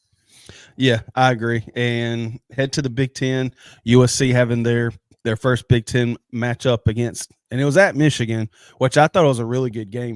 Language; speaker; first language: English; native; English